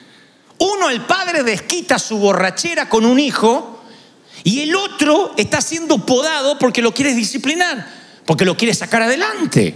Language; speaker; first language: Spanish; native; Spanish